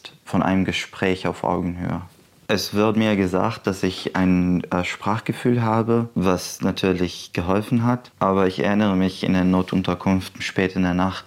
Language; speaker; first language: German; non-native, fluent; Arabic